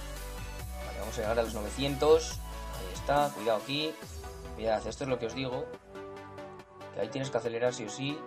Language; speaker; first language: Spanish; native; Spanish